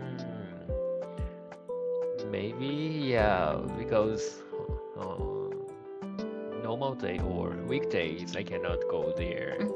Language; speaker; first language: English; non-native, learner; Japanese